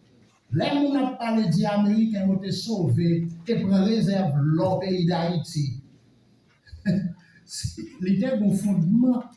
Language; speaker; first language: French; non-native, local second language; Haitian Creole